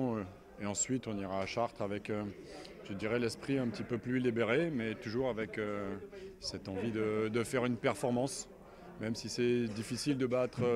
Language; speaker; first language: French; native; French